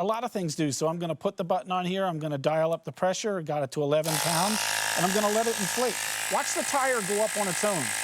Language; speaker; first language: English; native; English